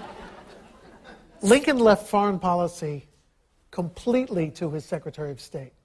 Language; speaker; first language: English; early bilingual, other home language; Ukrainian